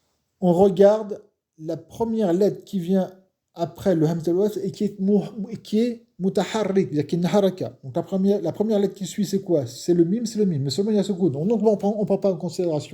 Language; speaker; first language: French; non-native, fluent; Arabic